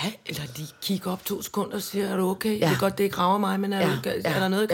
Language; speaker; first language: Danish; native; Danish